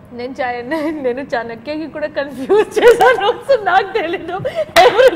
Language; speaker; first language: Telugu; non-native, local second language; Punjabi